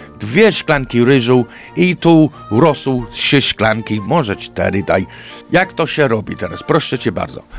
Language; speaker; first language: Polish; non-native, fluent; English